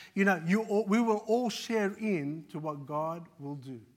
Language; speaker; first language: English; early bilingual, other home language; Arabic